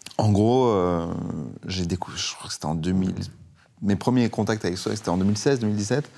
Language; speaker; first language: French; early bilingual, other home language; Persian